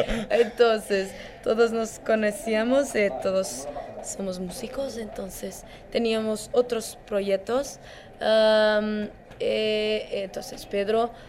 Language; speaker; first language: Spanish; non-native, learner; Portuguese